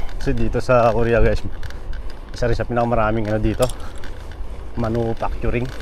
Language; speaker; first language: Filipino; native; Filipino